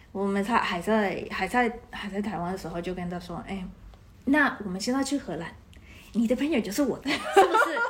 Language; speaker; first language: Chinese; non-native, fluent; Spanish